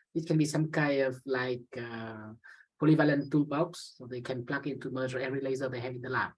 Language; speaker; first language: English; non-native, fluent; Vietnamese